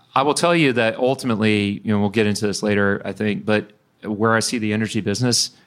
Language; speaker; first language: English; native; English